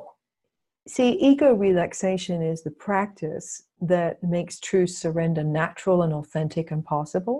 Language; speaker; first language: English; native; English